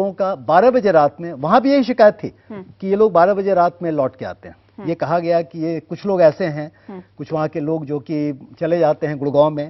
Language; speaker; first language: Hindi; native; Hindi